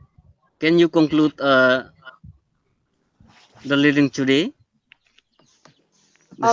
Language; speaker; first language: English; non-native, learner; Indonesian